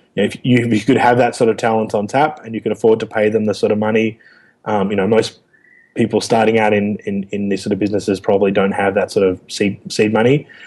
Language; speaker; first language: English; native; English